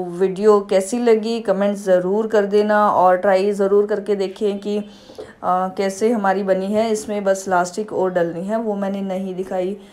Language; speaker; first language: Hindi; native; Hindi